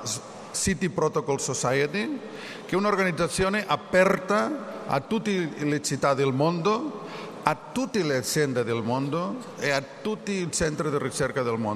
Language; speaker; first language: Italian; non-native, learner; Catalan